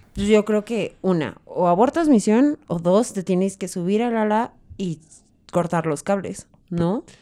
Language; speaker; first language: Spanish; native; Spanish